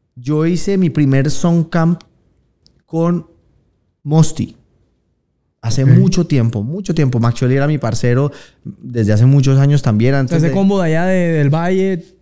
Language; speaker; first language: Spanish; native; Spanish